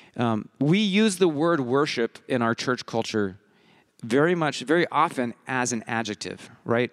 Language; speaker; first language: English; early bilingual, heritage; English